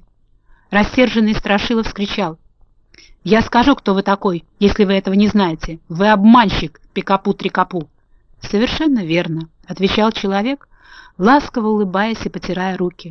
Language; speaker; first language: Russian; native; Russian